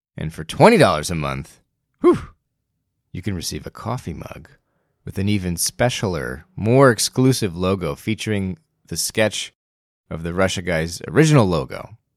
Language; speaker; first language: English; native; English